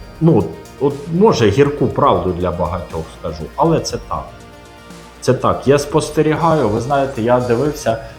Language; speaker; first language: Ukrainian; non-native, local second language; Russian